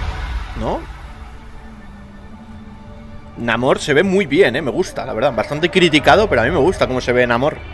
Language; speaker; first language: Spanish; native; Spanish